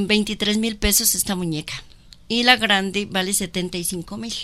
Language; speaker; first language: Spanish; native; Spanish